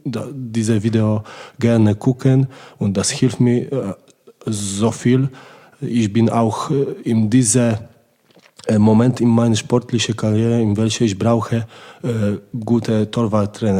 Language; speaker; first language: German; non-native, learner; Polish